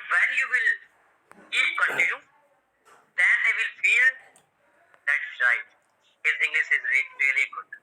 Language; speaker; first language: English; non-native, local second language; Hindi